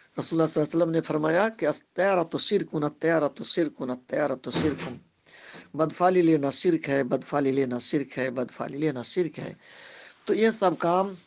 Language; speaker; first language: Urdu; non-native, local second language; Bangla